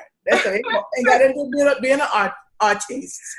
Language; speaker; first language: English; native; English